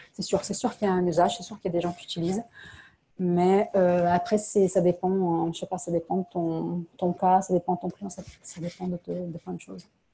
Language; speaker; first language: French; non-native, fluent; Portuguese